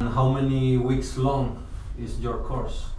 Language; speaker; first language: English; non-native, learner; Spanish